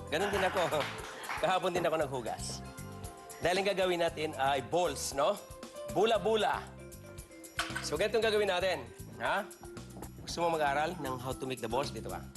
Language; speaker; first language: Filipino; non-native, local second language; Cebuano